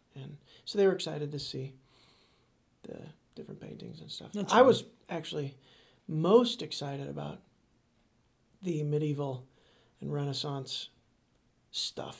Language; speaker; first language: English; native; English